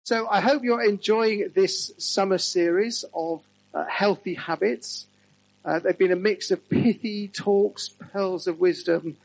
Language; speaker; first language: English; native; English